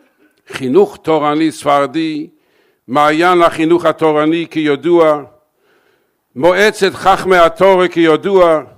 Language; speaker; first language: Hebrew; non-native, fluent; English